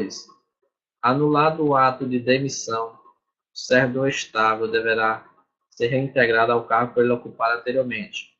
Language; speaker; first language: Portuguese; native; Portuguese